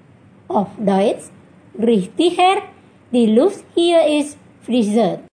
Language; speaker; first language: German; non-native, fluent; Indonesian